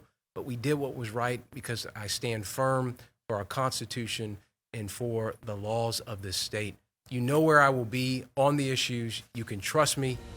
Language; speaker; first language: English; native; English